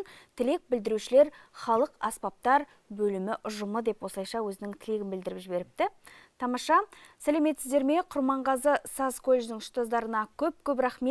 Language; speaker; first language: Kazakh; native; Kazakh